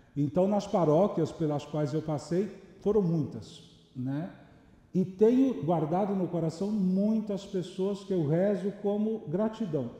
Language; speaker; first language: Portuguese; native; Portuguese